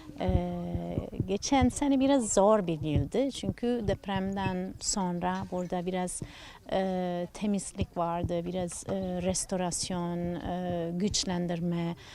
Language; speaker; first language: Turkish; non-native, learner; Italian